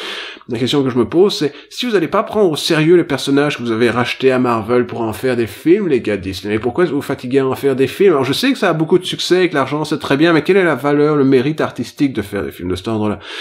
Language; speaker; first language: French; native; French